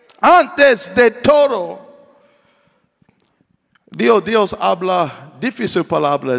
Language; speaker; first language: Spanish; non-native, learner; English